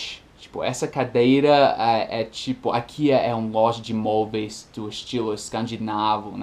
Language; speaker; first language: Portuguese; non-native, fluent; English